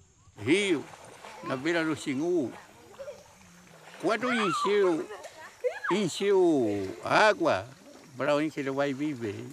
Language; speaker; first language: Portuguese; non-native, local second language; Kayapó